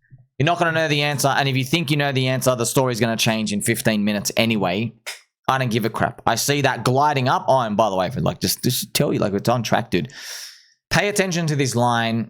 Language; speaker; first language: English; native; English